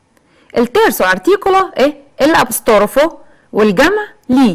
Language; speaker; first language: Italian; non-native, fluent; Arabic